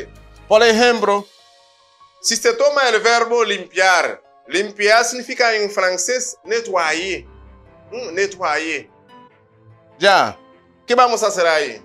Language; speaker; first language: Spanish; non-native, fluent; Haitian Creole